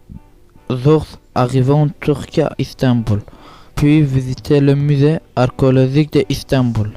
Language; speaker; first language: French; non-native, learner; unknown